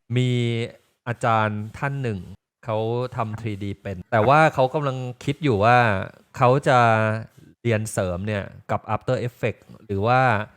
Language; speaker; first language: Thai; native; Thai